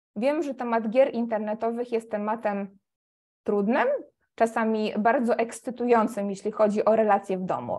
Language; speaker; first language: Polish; native; Polish